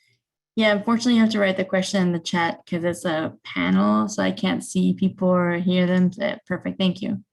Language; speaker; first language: English; native; English